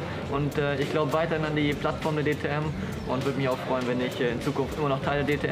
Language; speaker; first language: German; native; German